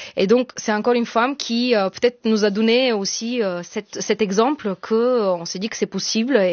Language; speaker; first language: French; non-native, fluent; Bulgarian